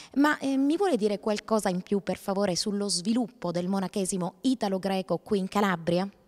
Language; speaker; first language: Italian; native; Italian